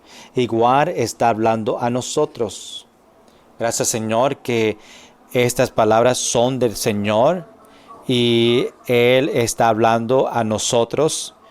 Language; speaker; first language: Spanish; non-native, fluent; English